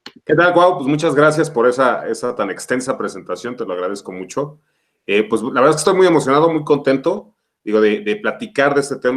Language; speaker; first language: Spanish; native; Spanish